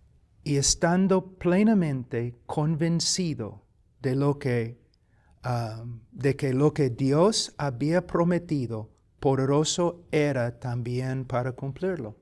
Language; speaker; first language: Spanish; non-native, fluent; English